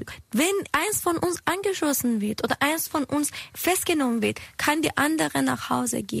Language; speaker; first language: German; non-native, fluent; Persian